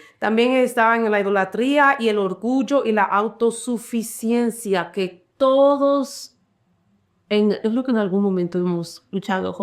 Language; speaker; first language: Spanish; early bilingual, heritage; Spanish